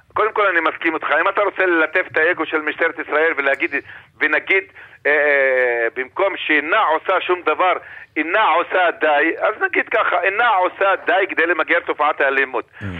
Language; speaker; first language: Hebrew; non-native, local second language; Arabic